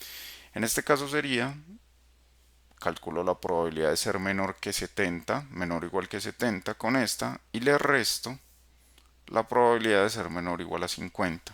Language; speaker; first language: Spanish; native; Spanish